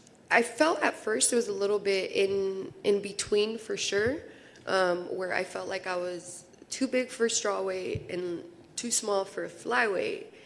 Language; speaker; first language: English; early bilingual, other home language; Spanish